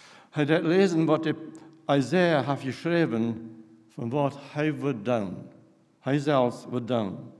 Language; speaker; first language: Dutch; non-native, learner; English